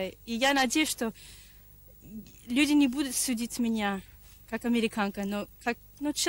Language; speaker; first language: Russian; non-native, fluent; English